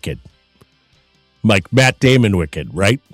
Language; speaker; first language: English; native; English